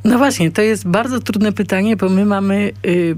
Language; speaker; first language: Polish; native; Polish